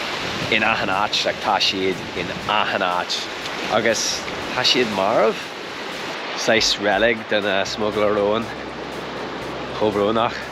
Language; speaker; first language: Irish; non-native, local second language; English